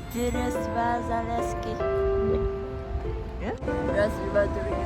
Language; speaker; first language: Russian; non-native, learner; Vietnamese